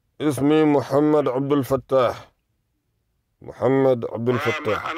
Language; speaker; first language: Arabic; non-native, fluent; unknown